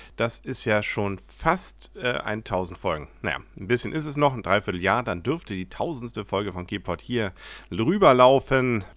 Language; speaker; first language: German; native; German